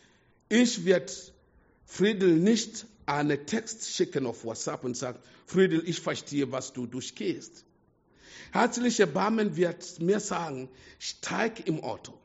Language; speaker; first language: German; non-native, fluent; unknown